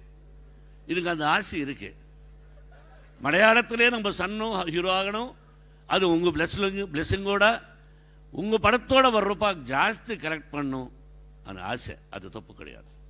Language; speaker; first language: Tamil; non-native, learner; Telugu